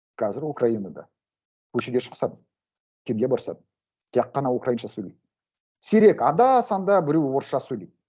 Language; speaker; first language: Kazakh; non-native, local second language; Russian